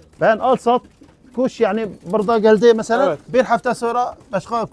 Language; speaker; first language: Turkish; non-native, learner; Arabic